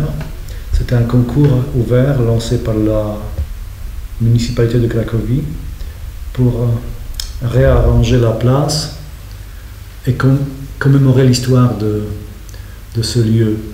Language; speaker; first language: French; non-native, fluent; Polish